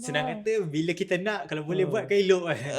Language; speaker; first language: Malay; native; Malay